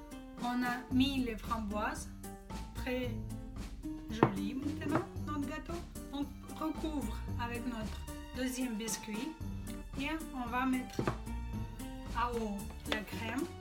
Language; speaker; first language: French; non-native, fluent; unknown